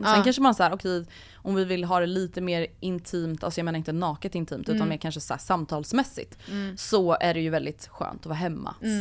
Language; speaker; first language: Swedish; native; Swedish